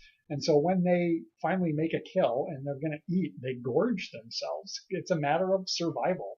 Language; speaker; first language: English; native; English